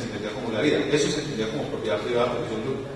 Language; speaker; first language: Spanish; native; Spanish